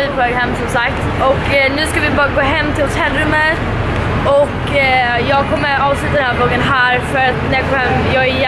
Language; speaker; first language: Swedish; native; Swedish